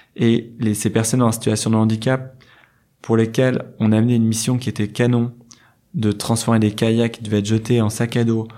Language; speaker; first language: French; native; French